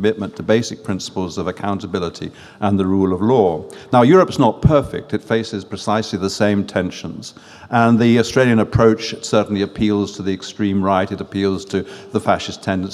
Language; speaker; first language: English; non-native, fluent; French